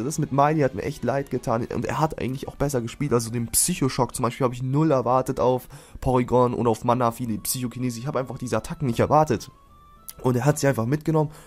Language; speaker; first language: German; native; German